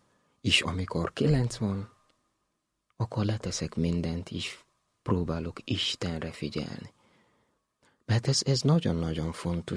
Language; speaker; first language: Hungarian; non-native, learner; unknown